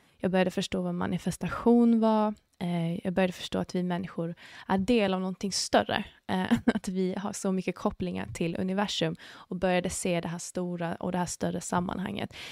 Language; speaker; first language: Swedish; early bilingual, other home language; English